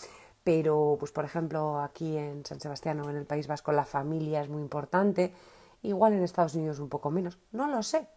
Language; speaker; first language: Spanish; native; Spanish